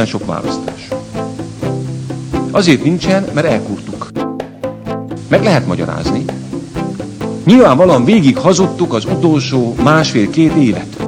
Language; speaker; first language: Hungarian; native; Hungarian